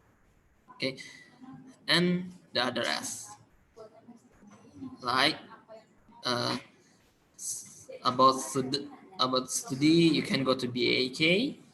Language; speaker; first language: English; non-native, learner; Indonesian